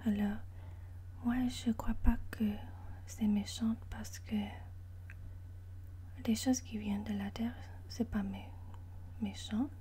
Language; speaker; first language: French; non-native, learner; English